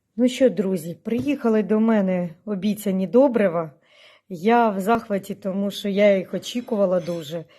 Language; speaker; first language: Ukrainian; non-native, local second language; Russian